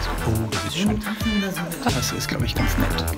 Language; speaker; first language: German; native; German